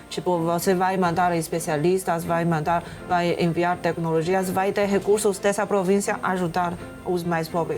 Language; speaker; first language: Portuguese; non-native, fluent; Chinese